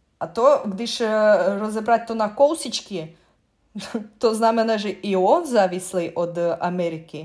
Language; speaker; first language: Czech; non-native, learner; Russian